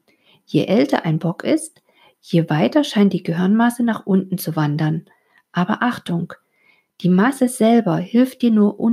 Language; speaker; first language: German; native; German